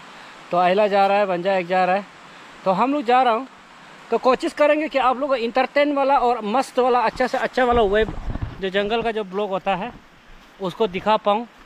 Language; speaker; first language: Hindi; non-native, local second language; Nyishi